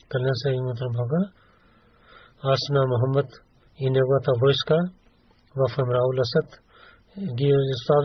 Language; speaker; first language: Bulgarian; non-native, learner; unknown